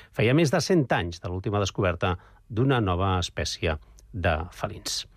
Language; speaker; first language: Catalan; native; Catalan